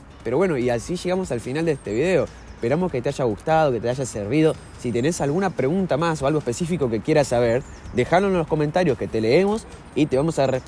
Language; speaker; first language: Spanish; native; Spanish